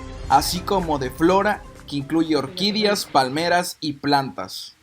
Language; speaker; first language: Spanish; native; Spanish